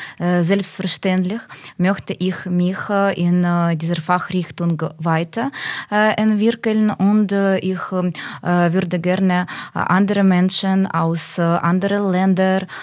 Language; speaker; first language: German; non-native, learner; Ukrainian